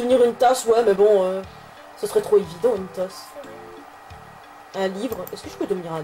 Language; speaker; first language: French; native; French